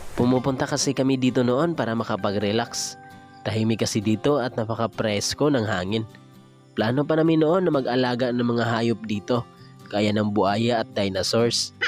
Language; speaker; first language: Filipino; non-native, local second language; Cebuano